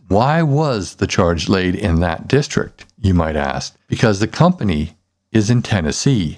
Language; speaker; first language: English; native; English